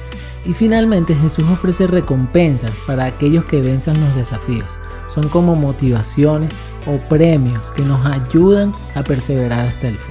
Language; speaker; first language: Spanish; native; Spanish